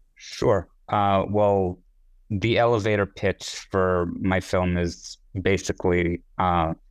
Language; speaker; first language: English; non-native, fluent; Hebrew